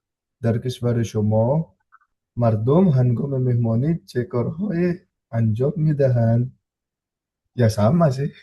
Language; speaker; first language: Persian; non-native, learner; Indonesian